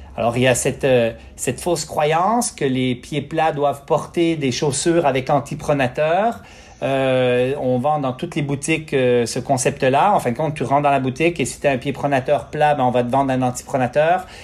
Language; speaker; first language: French; native; French